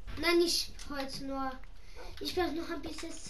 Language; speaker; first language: German; non-native, learner; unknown